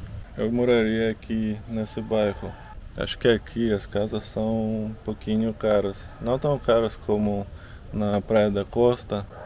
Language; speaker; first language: Portuguese; non-native, learner; Russian